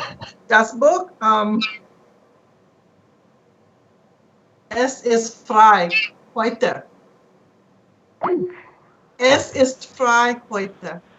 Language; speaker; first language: German; non-native, learner; English